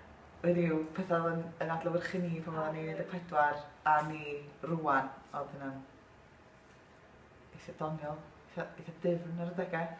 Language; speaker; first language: Welsh; native; Welsh